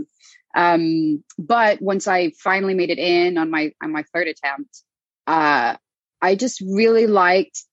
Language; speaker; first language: English; native; English